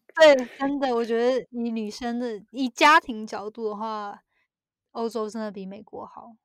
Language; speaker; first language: Chinese; native; Chinese